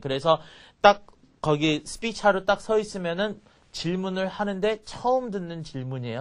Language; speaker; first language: Korean; early bilingual, heritage; Korean